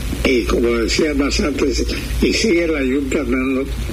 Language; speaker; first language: Spanish; early bilingual, heritage; Spanish